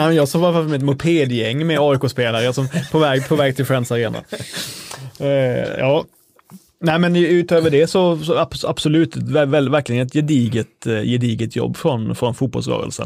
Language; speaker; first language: Swedish; native; Swedish